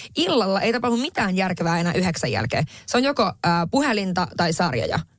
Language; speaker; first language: Finnish; native; Finnish